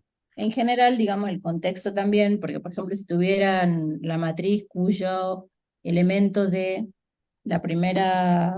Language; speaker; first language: Spanish; native; Spanish